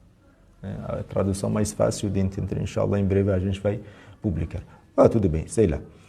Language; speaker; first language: Portuguese; non-native, fluent; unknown